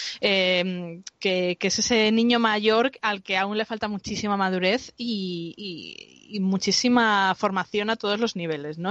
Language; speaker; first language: Spanish; native; Spanish